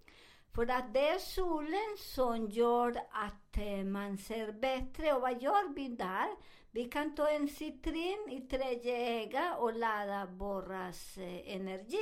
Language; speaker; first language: Swedish; non-native, fluent; Spanish